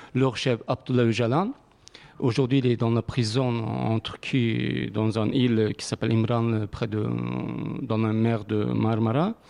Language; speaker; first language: French; non-native, learner; Kurdish